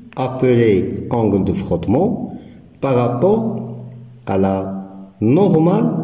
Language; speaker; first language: French; non-native, local second language; Arabic